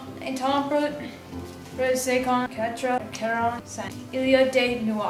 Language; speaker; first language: French; non-native, learner; English